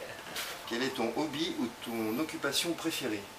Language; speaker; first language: French; native; French